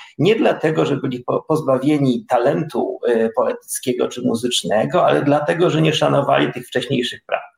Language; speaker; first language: Polish; native; Polish